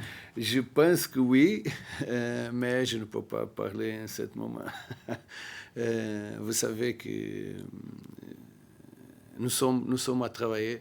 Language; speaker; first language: French; non-native, learner; Portuguese